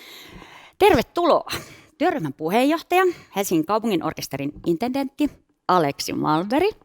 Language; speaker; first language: Finnish; native; Finnish